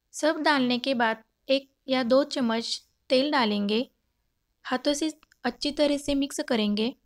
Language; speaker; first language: Hindi; non-native, local second language; Marathi